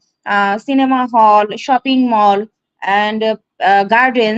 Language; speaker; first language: English; non-native, learner; Bangla